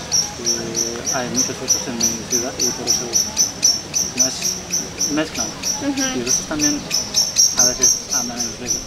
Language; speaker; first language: Spanish; non-native, learner; Uzbek